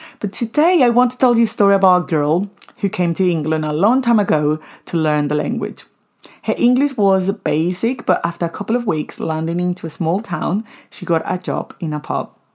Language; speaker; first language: English; non-native, fluent; Spanish